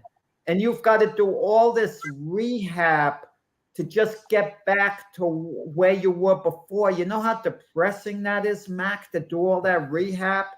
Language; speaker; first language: English; native; English